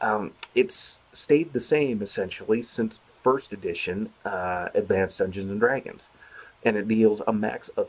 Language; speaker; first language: English; native; English